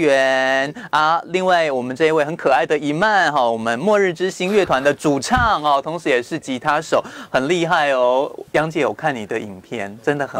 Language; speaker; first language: Chinese; native; Chinese